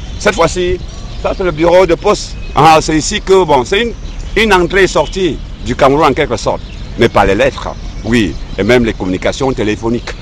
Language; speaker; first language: French; non-native, local second language; English